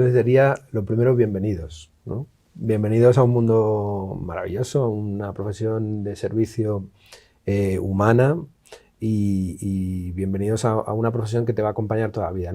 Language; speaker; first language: Spanish; native; Spanish